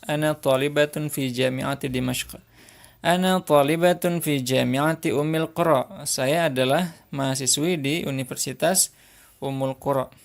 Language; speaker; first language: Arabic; non-native, fluent; Indonesian